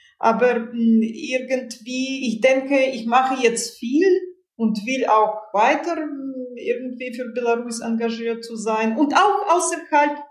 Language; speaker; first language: German; non-native, fluent; Russian